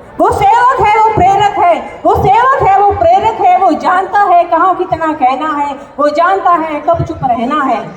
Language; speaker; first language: Hindi; native; Hindi